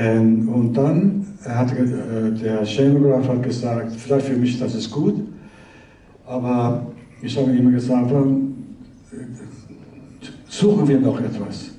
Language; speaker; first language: German; early bilingual, heritage; Italian